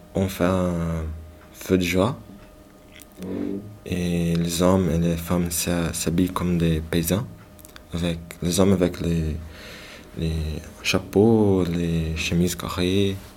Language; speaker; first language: French; non-native, learner; Portuguese